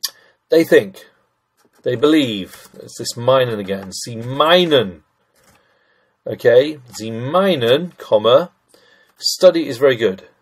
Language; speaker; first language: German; non-native, fluent; English